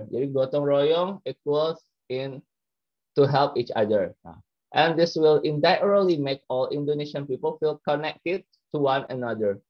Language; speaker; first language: English; non-native, learner; Indonesian